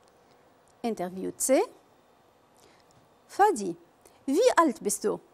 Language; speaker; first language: German; non-native, fluent; Arabic